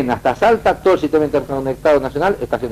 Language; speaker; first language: Spanish; native; Spanish